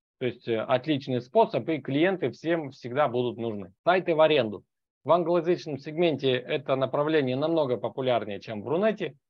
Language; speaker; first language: Russian; native; Russian